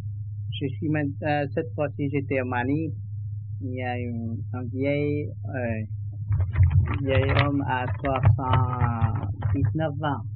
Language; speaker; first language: French; non-native, learner; Vietnamese